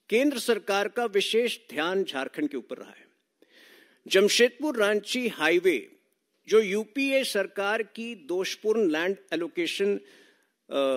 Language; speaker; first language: Hindi; native; Hindi